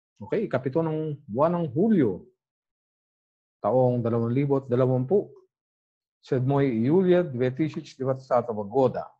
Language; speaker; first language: Filipino; native; Filipino